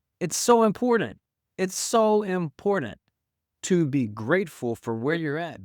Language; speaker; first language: English; native; English